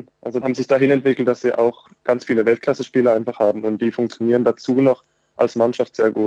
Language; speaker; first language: German; native; German